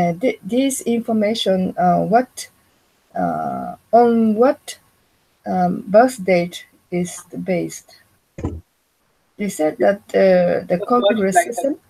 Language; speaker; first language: English; non-native, learner; Japanese